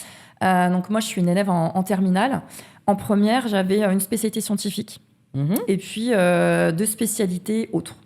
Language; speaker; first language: French; native; French